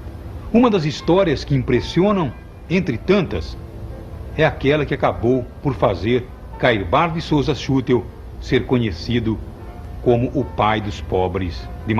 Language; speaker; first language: Portuguese; native; Portuguese